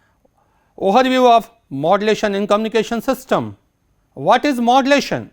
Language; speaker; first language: English; non-native, local second language; Hindi